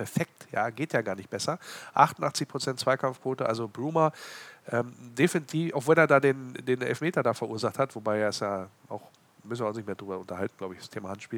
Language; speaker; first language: German; native; German